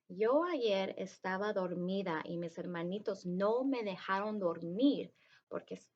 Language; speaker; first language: Spanish; early bilingual, heritage; Spanish